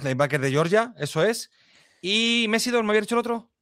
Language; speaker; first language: Spanish; native; Spanish